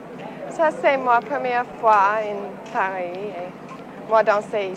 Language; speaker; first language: French; non-native, learner; English